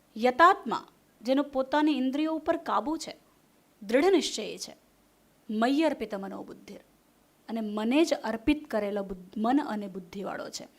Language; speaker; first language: Gujarati; non-native, local second language; Hindi